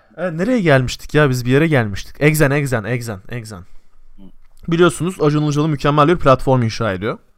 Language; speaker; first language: Turkish; native; Turkish